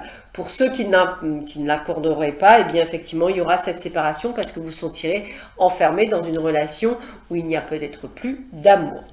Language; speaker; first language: French; native; French